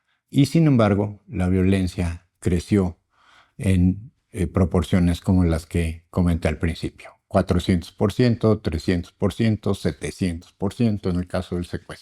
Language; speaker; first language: Spanish; native; Spanish